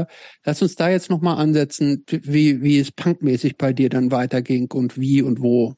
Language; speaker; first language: German; native; German